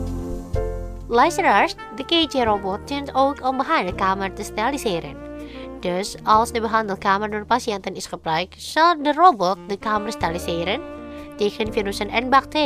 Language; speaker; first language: Dutch; non-native, learner; Indonesian